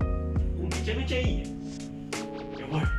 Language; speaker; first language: Japanese; native; Japanese